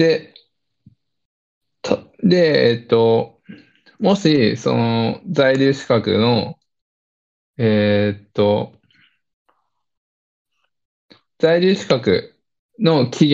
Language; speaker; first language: Japanese; early bilingual, other home language; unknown